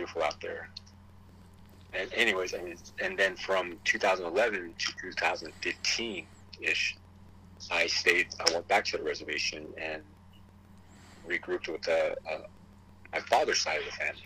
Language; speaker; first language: English; early bilingual, other home language; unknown